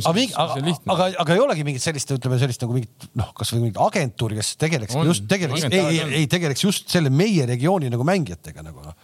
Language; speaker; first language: Estonian; native; Estonian